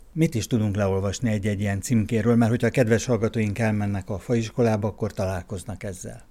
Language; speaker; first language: Hungarian; native; Hungarian